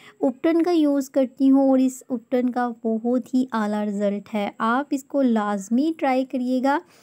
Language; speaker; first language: Urdu; native; Urdu